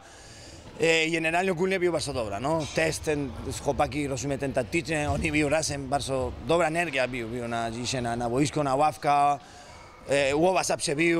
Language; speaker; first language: Polish; non-native, learner; Spanish